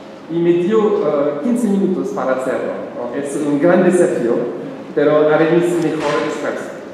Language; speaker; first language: Spanish; non-native, learner; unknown